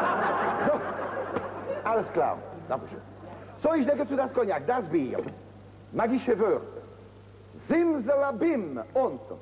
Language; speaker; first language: German; non-native, fluent; French